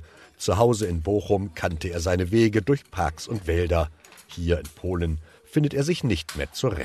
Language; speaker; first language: German; native; German